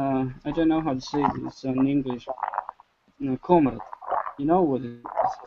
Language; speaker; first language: English; non-native, learner; Russian